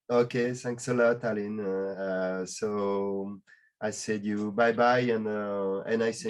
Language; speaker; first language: English; non-native, learner; French